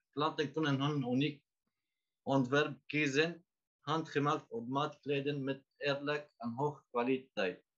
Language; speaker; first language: Dutch; non-native, learner; Arabic